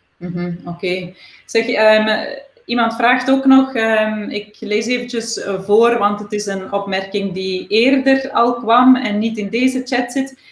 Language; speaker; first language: Dutch; native; Dutch